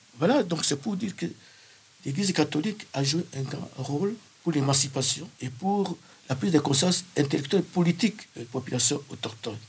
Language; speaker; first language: French; non-native, local second language; Kongo